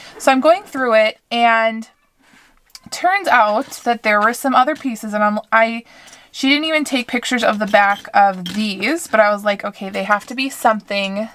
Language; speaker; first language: English; native; English